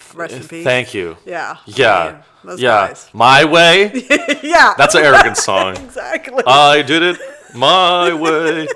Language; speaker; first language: English; native; English